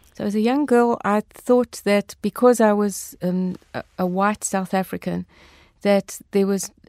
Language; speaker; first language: English; native; English